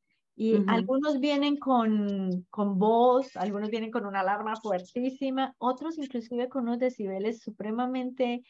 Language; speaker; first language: Spanish; non-native, fluent; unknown